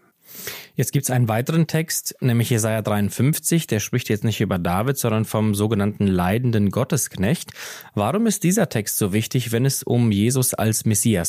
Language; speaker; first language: German; native; German